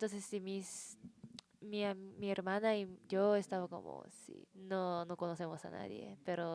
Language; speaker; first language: Spanish; non-native, learner; Japanese